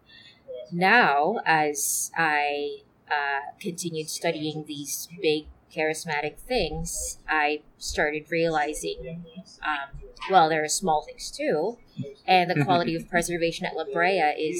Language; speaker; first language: English; non-native, local second language; Filipino